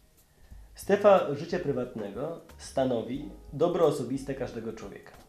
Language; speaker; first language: Polish; native; Polish